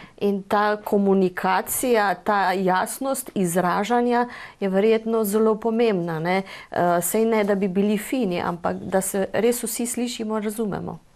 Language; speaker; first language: Slovenian; native; Slovenian